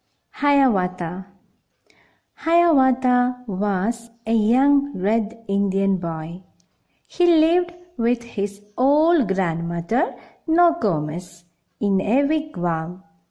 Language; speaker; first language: English; non-native, local second language; Malayalam